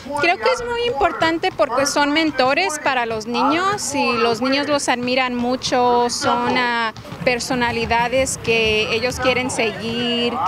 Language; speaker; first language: Spanish; early bilingual, other home language; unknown